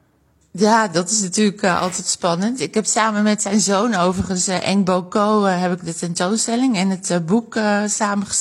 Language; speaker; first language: Dutch; native; Dutch